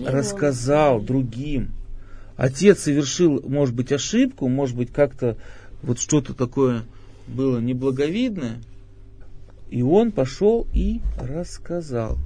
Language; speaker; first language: Russian; native; Russian